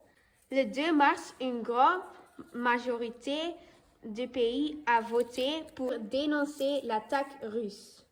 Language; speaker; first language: French; non-native, learner; Dutch